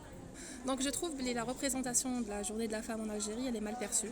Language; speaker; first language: French; non-native, local second language; Arabic